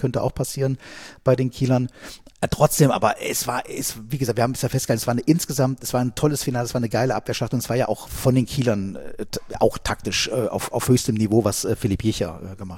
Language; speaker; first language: German; native; German